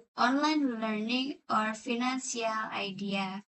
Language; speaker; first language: English; non-native, learner; Indonesian